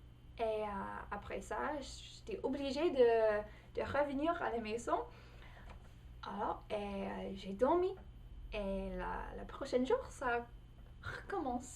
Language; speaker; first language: French; non-native, fluent; English